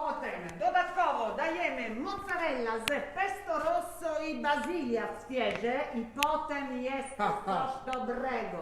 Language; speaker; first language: Polish; non-native, fluent; Italian